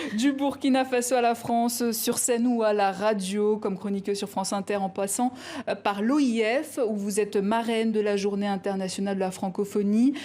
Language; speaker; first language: French; native; French